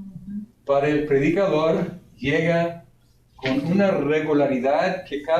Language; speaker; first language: Spanish; non-native, fluent; English